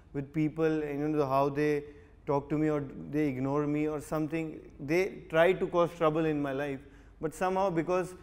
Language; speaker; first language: Hindi; native; Hindi